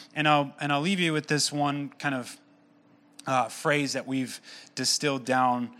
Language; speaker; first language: English; native; English